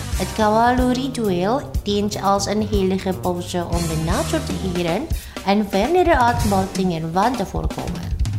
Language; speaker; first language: Dutch; non-native, fluent; Indonesian